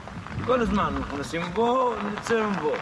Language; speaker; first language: Hebrew; non-native, local second language; Arabic